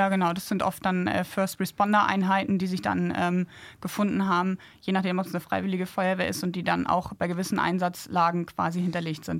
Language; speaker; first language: German; native; German